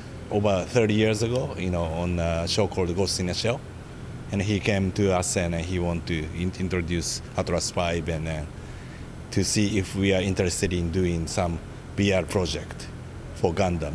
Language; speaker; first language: English; non-native, fluent; Japanese